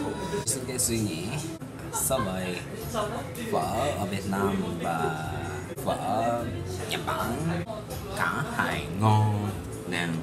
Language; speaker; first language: Vietnamese; non-native, learner; Japanese